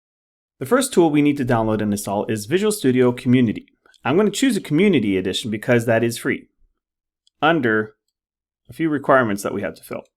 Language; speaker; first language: English; non-native, fluent; Norwegian